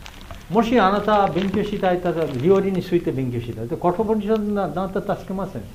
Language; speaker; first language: Japanese; non-native, learner; Bangla